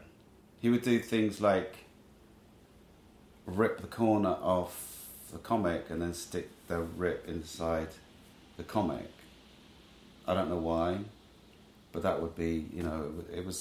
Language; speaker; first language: English; native; English